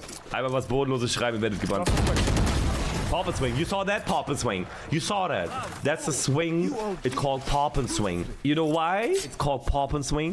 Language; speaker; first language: English; non-native, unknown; German